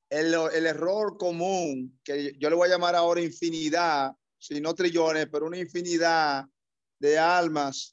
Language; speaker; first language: Spanish; native; Spanish